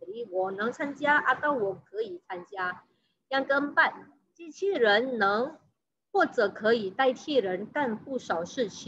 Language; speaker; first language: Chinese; non-native, fluent; Indonesian